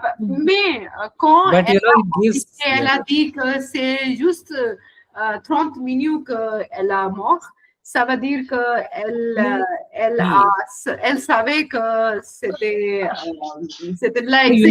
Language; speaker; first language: French; non-native, learner; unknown